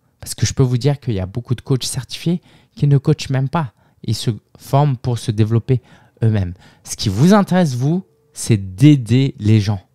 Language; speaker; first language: French; native; French